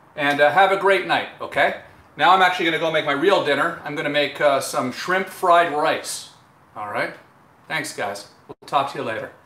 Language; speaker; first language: English; native; English